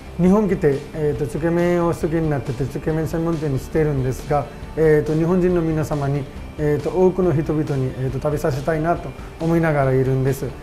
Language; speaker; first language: Japanese; non-native, fluent; Nepali